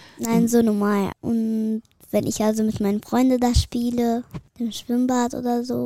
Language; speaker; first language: German; early bilingual, other home language; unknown